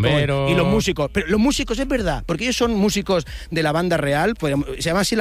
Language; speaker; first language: Spanish; native; Spanish